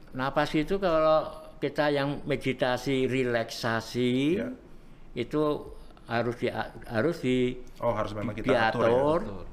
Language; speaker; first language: Indonesian; native; Indonesian